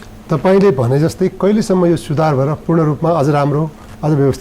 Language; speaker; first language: Nepali; native; Nepali